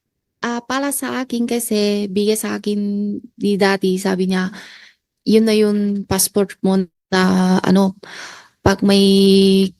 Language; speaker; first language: Filipino; non-native, learner; Chinese